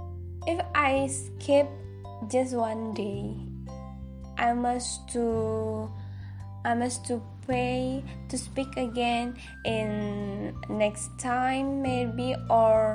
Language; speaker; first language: English; non-native, learner; Indonesian